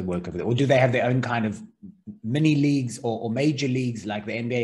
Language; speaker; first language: English; native; English